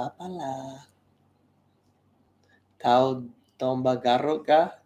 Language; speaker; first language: Indonesian; non-native, learner; English